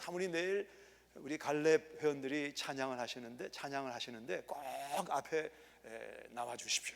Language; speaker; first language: Korean; native; Korean